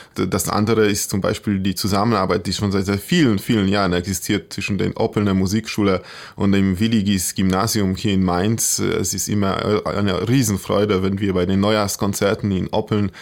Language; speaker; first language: German; non-native, fluent; Polish